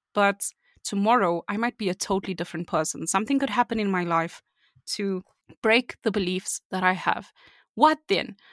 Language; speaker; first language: English; native; English